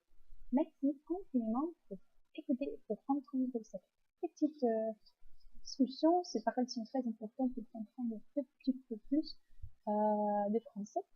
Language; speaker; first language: French; non-native, fluent; Portuguese